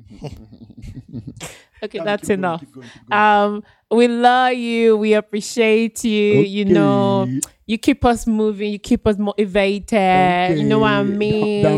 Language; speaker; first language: English; non-native, local second language; Yoruba